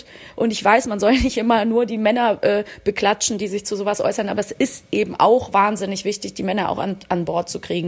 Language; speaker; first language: German; native; German